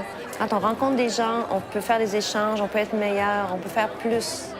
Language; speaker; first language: French; native; French